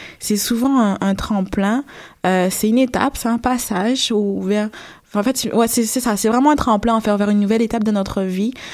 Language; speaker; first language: French; native; French